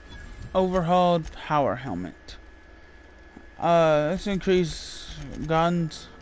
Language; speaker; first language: English; native; English